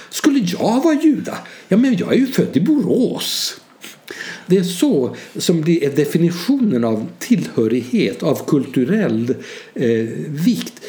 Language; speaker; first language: Swedish; early bilingual, other home language; Hungarian